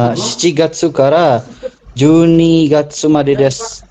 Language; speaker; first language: Japanese; non-native, learner; Indonesian